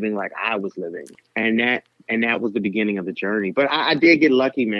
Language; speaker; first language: English; native; English